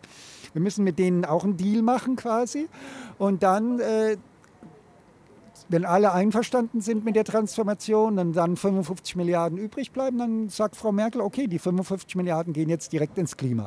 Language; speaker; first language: German; native; German